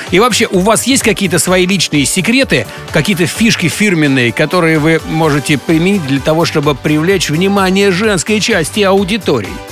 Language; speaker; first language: Russian; native; Russian